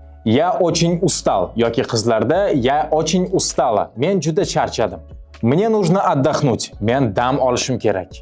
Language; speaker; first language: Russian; non-native, fluent; Uzbek